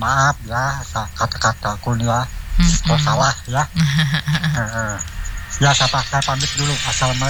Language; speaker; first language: Indonesian; native; Indonesian